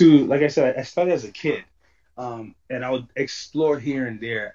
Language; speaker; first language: English; non-native, local second language; Yoruba